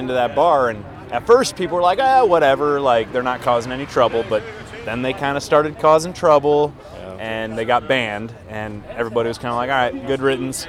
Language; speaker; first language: English; native; English